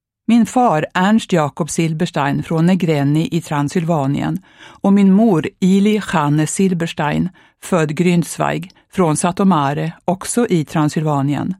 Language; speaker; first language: Swedish; early bilingual, other home language; Hungarian